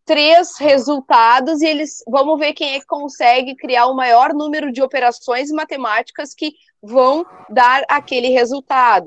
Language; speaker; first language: Portuguese; native; Portuguese